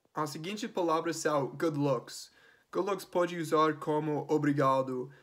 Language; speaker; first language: Portuguese; non-native, learner; English